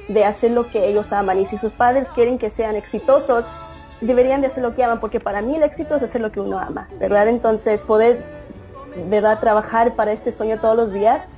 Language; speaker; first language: Spanish; early bilingual, heritage; Spanish